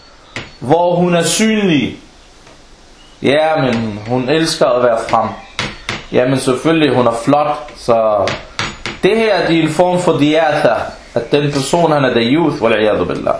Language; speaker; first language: Danish; non-native, fluent; Arabic